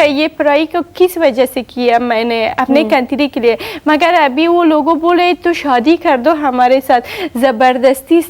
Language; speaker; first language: Hindi; non-native, learner; Persian